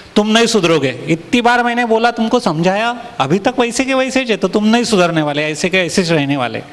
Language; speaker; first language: Hindi; non-native, local second language; Marathi